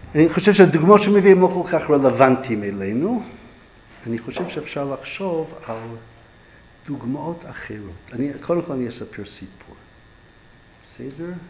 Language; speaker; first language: Hebrew; non-native, fluent; English